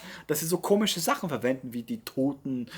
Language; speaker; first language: German; native; German